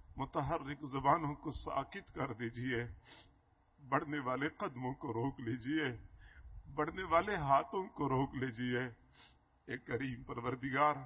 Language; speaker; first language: Urdu; non-native, local second language; Punjabi